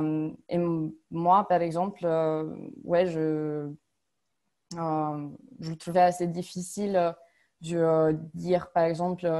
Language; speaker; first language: French; non-native, fluent; Romanian